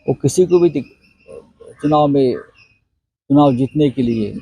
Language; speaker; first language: Hindi; non-native, local second language; Marathi